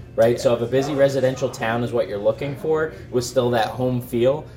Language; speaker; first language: English; native; English